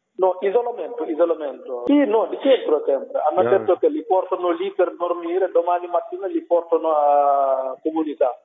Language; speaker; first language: Italian; non-native, learner; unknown